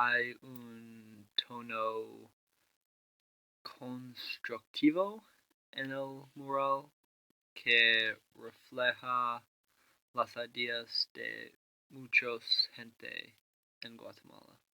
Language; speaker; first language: Spanish; non-native, learner; English